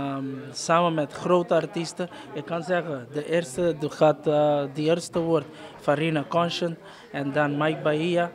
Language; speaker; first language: Dutch; non-native, local second language; Papiamento